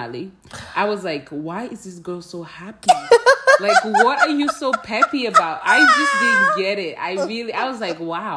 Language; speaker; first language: English; non-native, local second language; Swahili